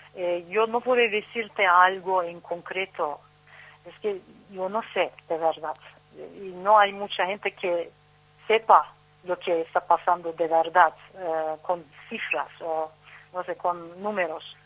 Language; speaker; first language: Spanish; non-native, learner; Turkish